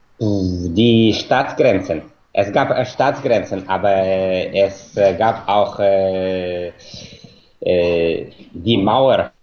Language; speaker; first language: German; non-native, fluent; Russian